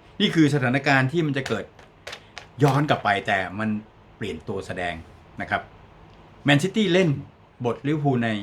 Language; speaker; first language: Thai; native; Thai